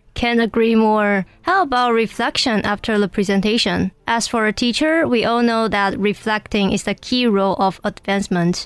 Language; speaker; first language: English; non-native, fluent; Chinese